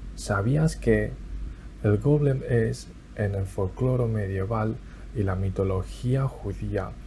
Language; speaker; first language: Spanish; non-native, fluent; Chinese